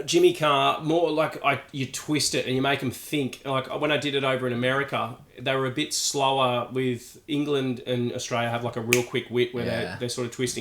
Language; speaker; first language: English; native; English